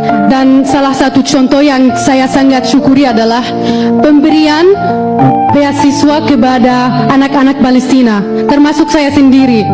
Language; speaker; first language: Indonesian; non-native, fluent; Arabic